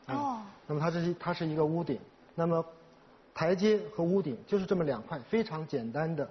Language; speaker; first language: Chinese; native; Chinese